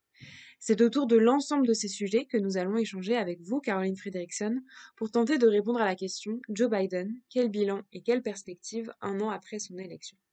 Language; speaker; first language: French; native; French